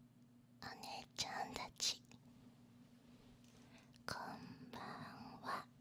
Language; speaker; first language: Japanese; non-native, learner; Chinese